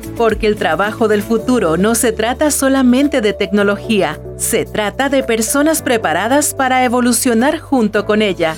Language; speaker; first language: Spanish; native; Spanish